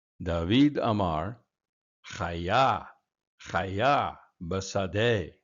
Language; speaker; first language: Hebrew; non-native, fluent; English